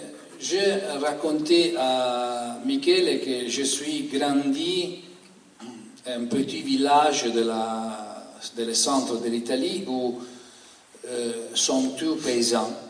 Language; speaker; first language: French; non-native, learner; Italian